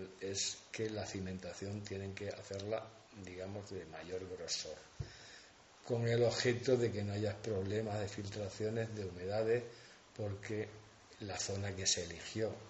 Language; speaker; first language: Spanish; native; Spanish